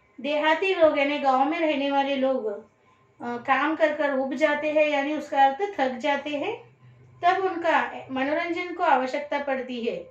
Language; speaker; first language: Hindi; non-native, local second language; Telugu